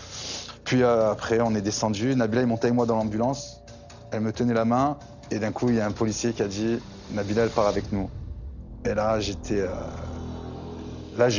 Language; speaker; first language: French; native; French